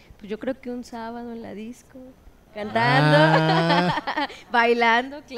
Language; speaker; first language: Spanish; native; Spanish